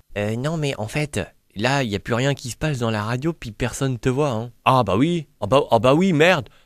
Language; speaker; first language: French; native; French